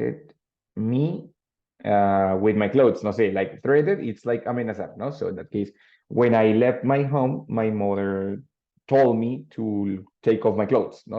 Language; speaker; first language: English; non-native, fluent; Spanish